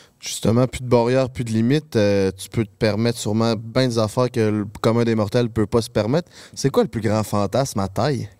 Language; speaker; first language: French; native; French